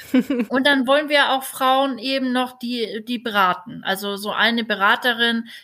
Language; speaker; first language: German; native; German